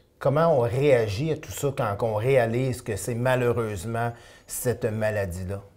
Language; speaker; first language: French; native; French